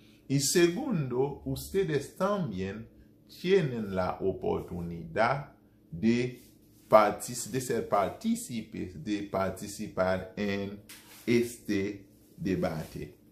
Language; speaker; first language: Spanish; non-native, fluent; Haitian Creole